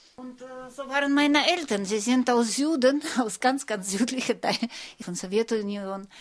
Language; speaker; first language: German; non-native, fluent; Russian